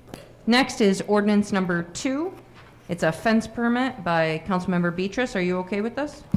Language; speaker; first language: English; native; English